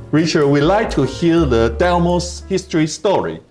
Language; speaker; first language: English; non-native, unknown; Chinese